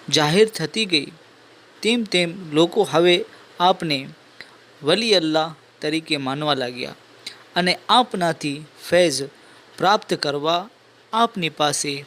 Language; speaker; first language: Gujarati; non-native, local second language; Sindhi